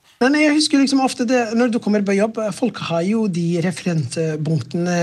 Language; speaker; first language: Norwegian; non-native, fluent; Somali